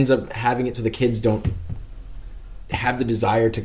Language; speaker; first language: English; native; English